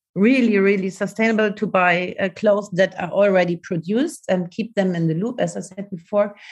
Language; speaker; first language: English; non-native, learner; German